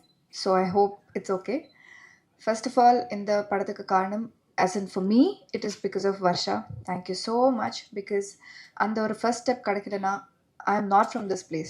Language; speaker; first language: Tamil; non-native, learner; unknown